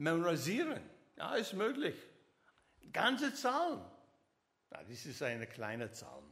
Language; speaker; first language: German; non-native, learner; English